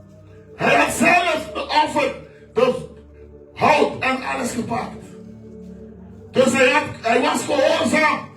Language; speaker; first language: Dutch; non-native, fluent; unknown